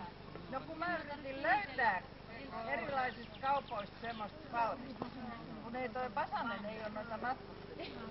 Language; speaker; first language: Finnish; native; Finnish